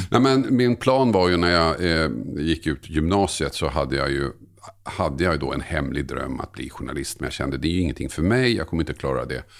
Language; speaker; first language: Swedish; native; Swedish